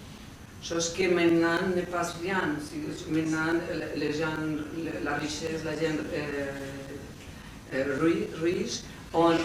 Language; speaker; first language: French; non-native, learner; Spanish